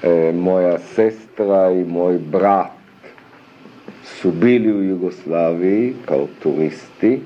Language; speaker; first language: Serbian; early bilingual, other home language; German